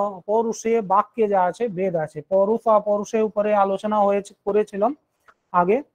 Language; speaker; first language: Bangla; non-native, local second language; Hindi